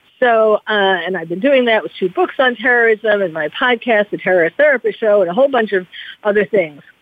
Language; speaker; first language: English; native; English